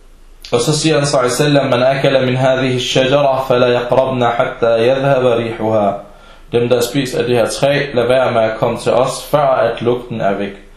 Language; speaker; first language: Danish; early bilingual, other home language; Arabic